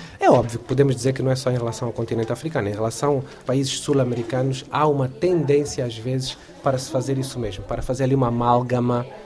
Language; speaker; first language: Portuguese; native; Portuguese